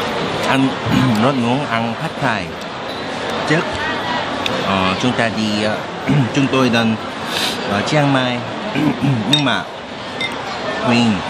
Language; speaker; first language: Vietnamese; non-native, learner; Korean